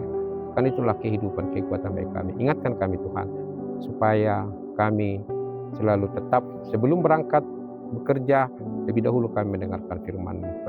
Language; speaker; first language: Indonesian; native; Indonesian